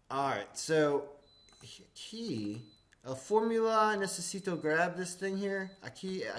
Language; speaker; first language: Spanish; non-native, learner; English